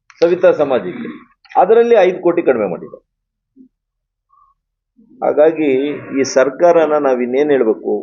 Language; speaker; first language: Kannada; native; Kannada